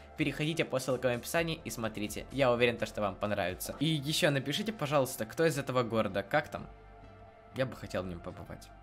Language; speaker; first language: Russian; native; Russian